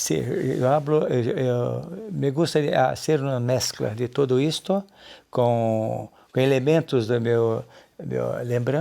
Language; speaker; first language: Spanish; non-native, learner; Portuguese